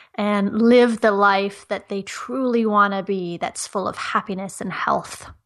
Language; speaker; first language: English; native; English